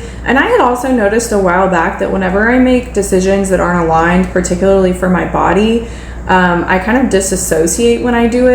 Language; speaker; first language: English; native; English